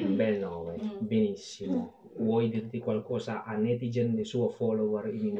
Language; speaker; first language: Italian; non-native, fluent; Indonesian